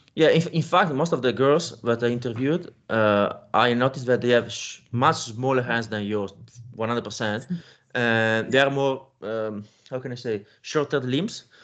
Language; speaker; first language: English; non-native, fluent; Italian